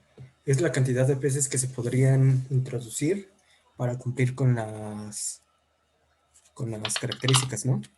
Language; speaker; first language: Spanish; native; Spanish